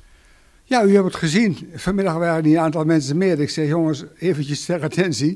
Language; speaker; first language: Dutch; native; Dutch